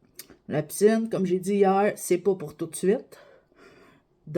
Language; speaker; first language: French; native; French